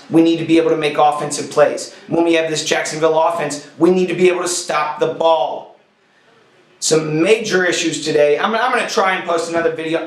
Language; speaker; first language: English; native; English